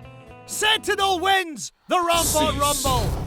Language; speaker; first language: English; native; English